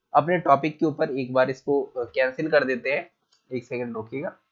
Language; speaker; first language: Hindi; native; Hindi